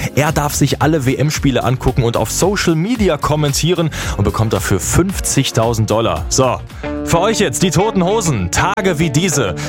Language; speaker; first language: German; native; German